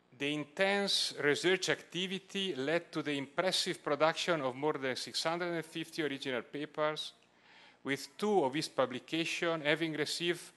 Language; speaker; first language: English; non-native, fluent; Italian